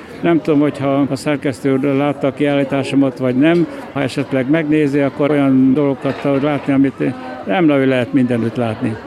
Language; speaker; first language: Hungarian; native; Hungarian